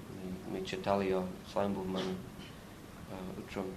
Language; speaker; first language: Russian; non-native, learner; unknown